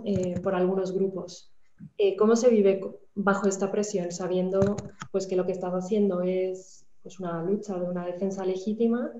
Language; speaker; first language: Spanish; native; Spanish